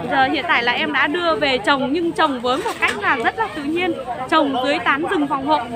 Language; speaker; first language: Vietnamese; non-native, local second language; Iu Mien